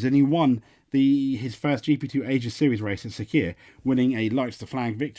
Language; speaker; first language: English; native; English